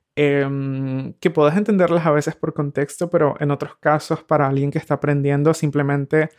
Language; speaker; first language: Spanish; native; Spanish